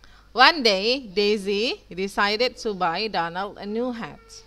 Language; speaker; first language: English; non-native, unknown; Indonesian